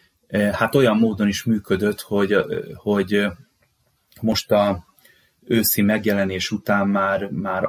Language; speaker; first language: Hungarian; native; Hungarian